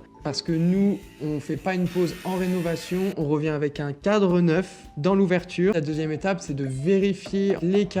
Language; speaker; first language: French; native; French